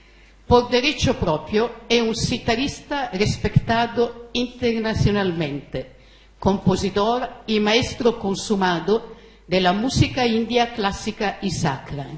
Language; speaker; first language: Spanish; non-native, fluent; Italian